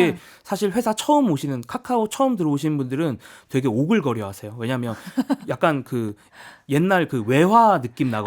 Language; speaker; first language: Korean; native; Korean